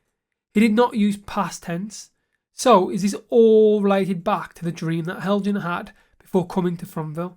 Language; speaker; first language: English; native; English